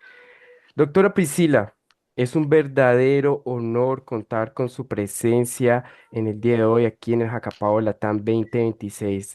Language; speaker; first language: Spanish; native; Spanish